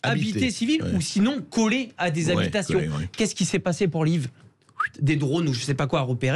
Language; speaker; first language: French; native; French